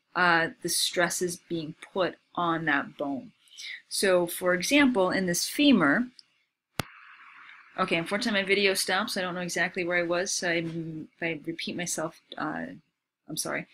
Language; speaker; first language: English; native; English